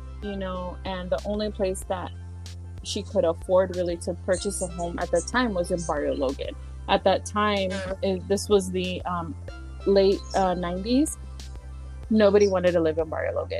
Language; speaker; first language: English; early bilingual, other home language; Spanish